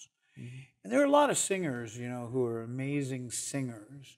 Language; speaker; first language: English; native; English